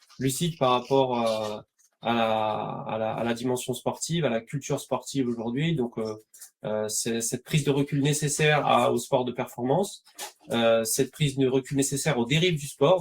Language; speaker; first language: French; native; French